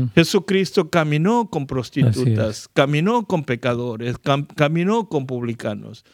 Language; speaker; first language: Spanish; non-native, fluent; Korean